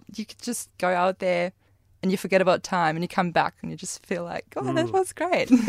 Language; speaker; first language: English; non-native, fluent; German